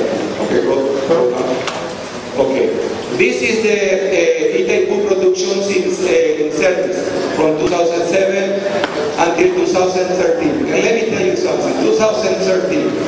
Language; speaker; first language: English; non-native, fluent; Spanish